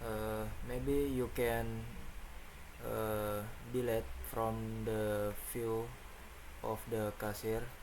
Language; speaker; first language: English; non-native, learner; Indonesian